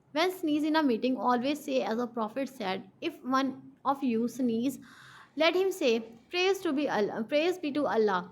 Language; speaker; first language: English; non-native, local second language; Urdu